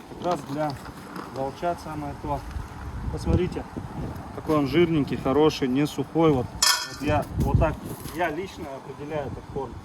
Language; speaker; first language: Russian; native; Russian